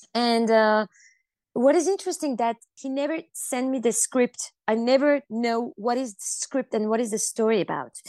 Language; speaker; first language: English; non-native, fluent; Persian